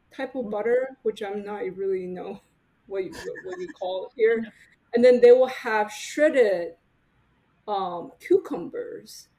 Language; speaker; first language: English; non-native, fluent; Chinese